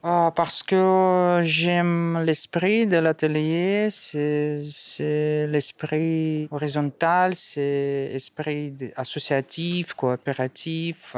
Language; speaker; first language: French; non-native, learner; Russian